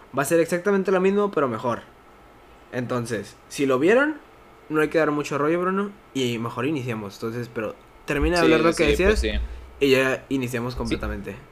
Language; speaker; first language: Spanish; native; Spanish